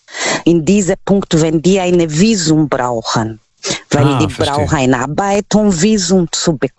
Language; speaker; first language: German; non-native, learner; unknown